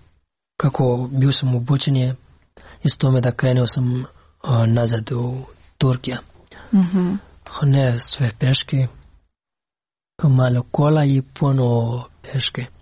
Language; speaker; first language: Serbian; non-native, learner; Pashto